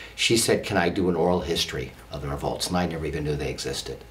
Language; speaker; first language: English; native; English